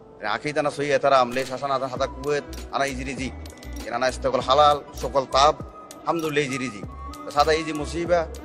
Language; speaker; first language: Arabic; non-native, learner; Bangla